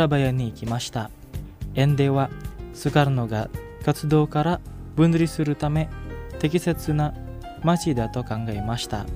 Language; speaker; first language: Japanese; non-native, fluent; Indonesian